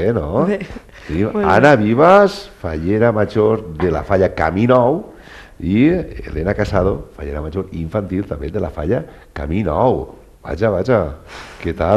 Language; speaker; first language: Catalan; native; Catalan